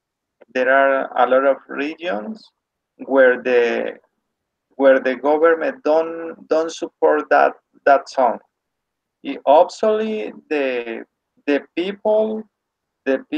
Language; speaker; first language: English; non-native, learner; Spanish